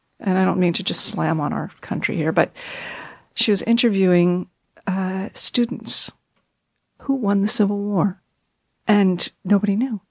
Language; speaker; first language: English; native; English